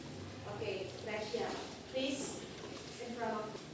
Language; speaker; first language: English; non-native, fluent; Indonesian